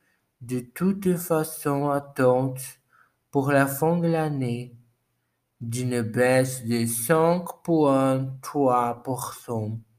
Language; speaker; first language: French; non-native, learner; Portuguese